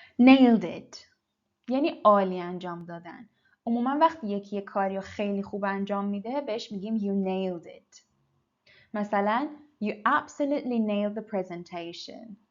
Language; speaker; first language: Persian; native; Persian